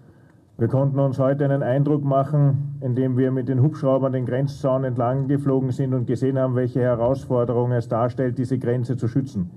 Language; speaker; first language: German; native; German